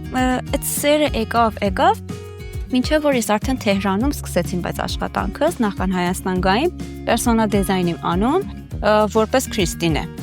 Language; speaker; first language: Armenian; early bilingual, heritage; Armenian